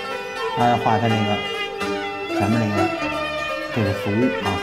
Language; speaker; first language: Chinese; native; Chinese